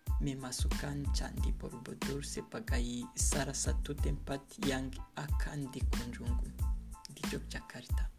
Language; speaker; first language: Indonesian; non-native, learner; Kinyarwanda